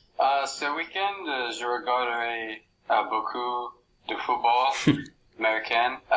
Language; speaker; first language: French; non-native, learner; English